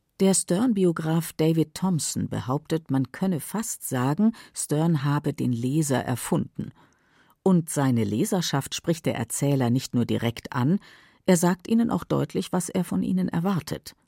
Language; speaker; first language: German; native; German